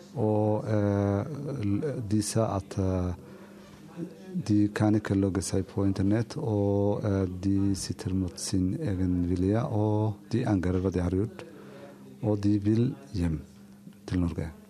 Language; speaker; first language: Norwegian; non-native, fluent; Somali